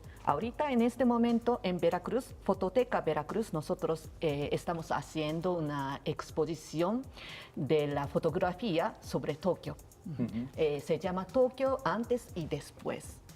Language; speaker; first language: Spanish; non-native, learner; Japanese